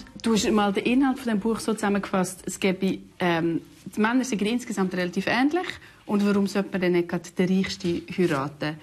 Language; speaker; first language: German; native; German